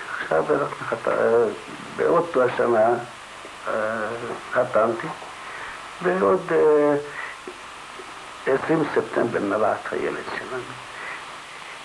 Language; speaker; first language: Hebrew; non-native, learner; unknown